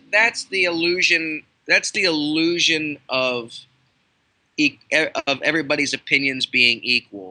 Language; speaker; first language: English; native; English